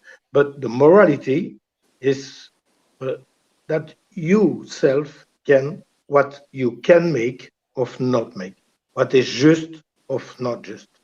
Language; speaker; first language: English; non-native, learner; French